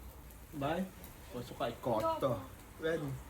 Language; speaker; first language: Italian; non-native, fluent; Filipino